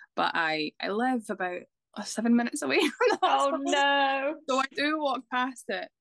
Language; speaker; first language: English; native; English